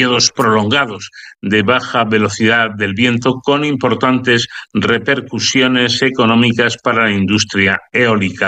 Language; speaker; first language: Spanish; native; Spanish